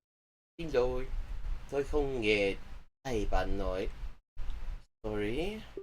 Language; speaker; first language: Vietnamese; non-native, learner; English